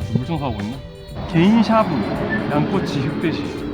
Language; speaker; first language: Korean; native; Korean